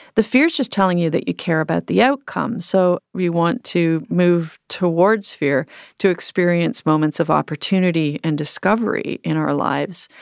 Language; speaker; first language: English; native; English